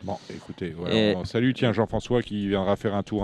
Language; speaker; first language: French; native; French